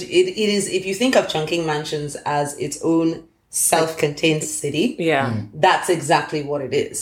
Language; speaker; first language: English; non-native, local second language; Yoruba